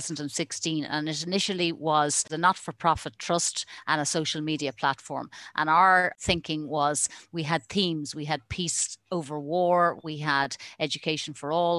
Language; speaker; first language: English; native; English